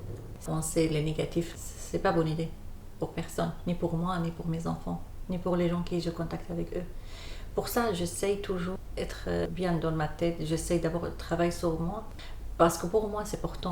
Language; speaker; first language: French; non-native, learner; Arabic